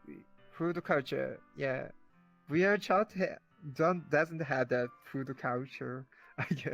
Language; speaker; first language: English; non-native, learner; Japanese